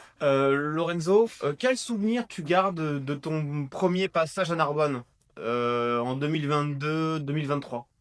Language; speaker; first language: French; native; French